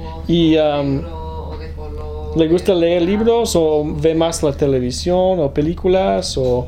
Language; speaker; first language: Spanish; early bilingual, other home language; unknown